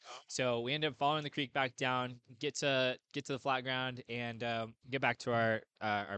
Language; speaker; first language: English; native; English